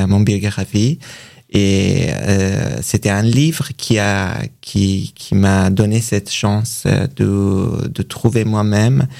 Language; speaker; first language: French; non-native, learner; Persian